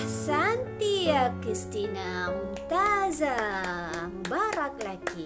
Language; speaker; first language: Arabic; non-native, fluent; Malay